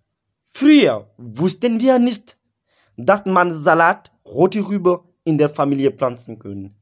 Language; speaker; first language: German; non-native, learner; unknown